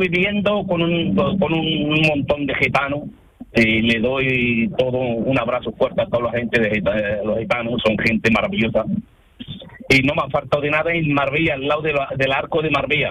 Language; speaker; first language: Spanish; early bilingual, other home language; Arabic